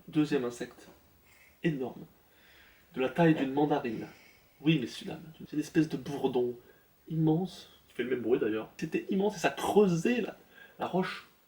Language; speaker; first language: French; native; French